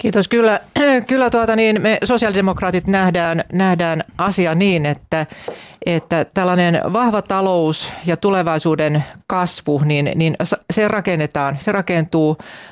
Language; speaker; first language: Finnish; native; Finnish